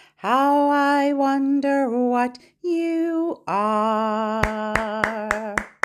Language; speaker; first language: English; native; English